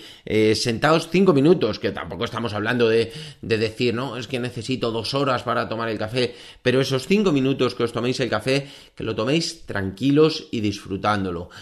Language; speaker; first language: Spanish; native; Spanish